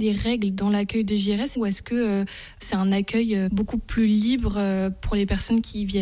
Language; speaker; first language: French; native; French